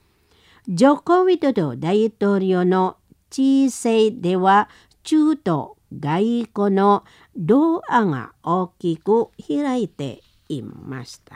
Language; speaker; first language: Japanese; non-native, learner; Indonesian